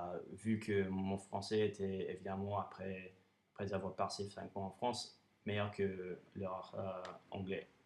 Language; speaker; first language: French; non-native, fluent; English